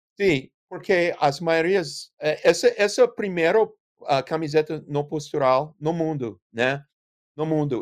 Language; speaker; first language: Portuguese; non-native, learner; English